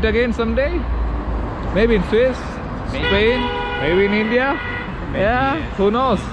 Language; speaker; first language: English; non-native, local second language; Malayalam